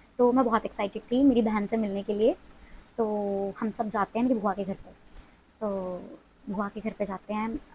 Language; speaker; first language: Hindi; non-native, local second language; Punjabi